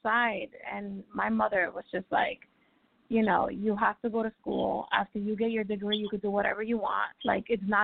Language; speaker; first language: English; native; English